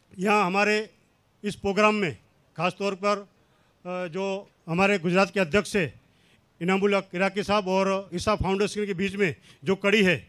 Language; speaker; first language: Hindi; non-native, local second language; Kachhi